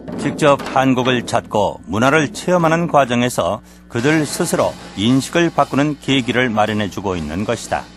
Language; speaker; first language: Korean; native; Korean